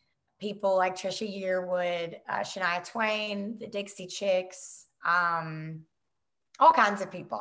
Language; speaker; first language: English; native; English